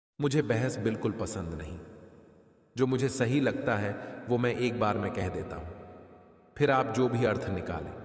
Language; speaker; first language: Hindi; native; Hindi